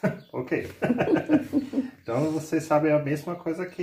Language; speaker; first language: Portuguese; non-native, fluent; German